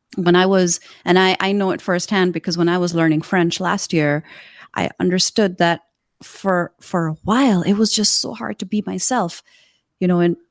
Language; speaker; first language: English; non-native, local second language; Urdu